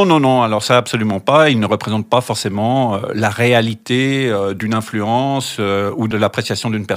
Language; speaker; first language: French; native; French